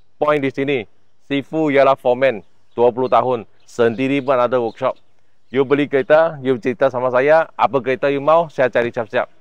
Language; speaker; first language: Malay; non-native, local second language; Chinese